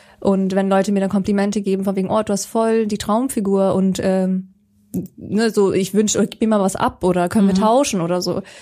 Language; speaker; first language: German; early bilingual, other home language; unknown